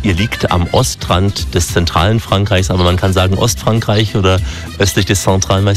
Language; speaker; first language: German; native; German